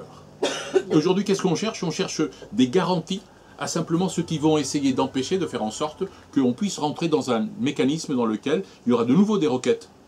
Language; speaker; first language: French; native; French